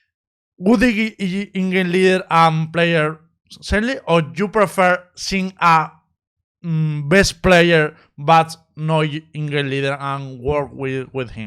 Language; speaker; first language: English; non-native, learner; Spanish